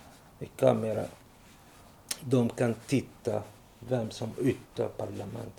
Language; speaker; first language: Swedish; non-native, learner; Arabic